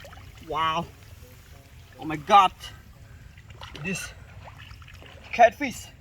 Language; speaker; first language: English; non-native, learner; Vietnamese